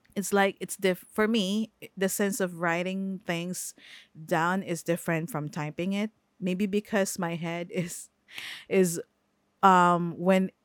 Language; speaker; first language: English; non-native, local second language; Filipino